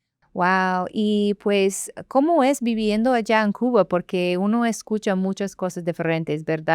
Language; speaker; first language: Spanish; non-native, fluent; English